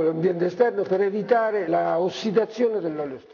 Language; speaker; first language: Italian; native; Italian